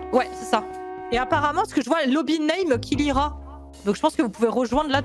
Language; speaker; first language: French; native; French